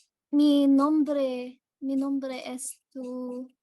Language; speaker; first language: Spanish; non-native, learner; Filipino